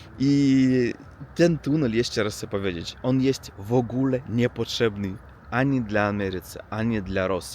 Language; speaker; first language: Polish; non-native, learner; Russian